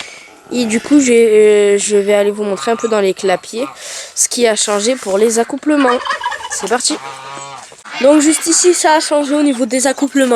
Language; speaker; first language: French; native; French